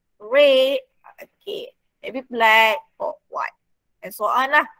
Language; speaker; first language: English; non-native, local second language; Malay